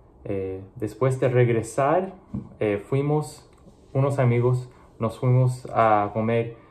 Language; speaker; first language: Spanish; non-native, learner; English